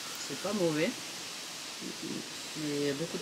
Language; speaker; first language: French; native; French